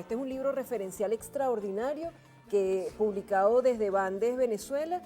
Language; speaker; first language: Spanish; native; Spanish